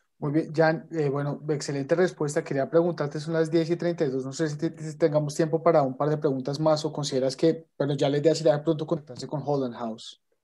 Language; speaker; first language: Spanish; native; Spanish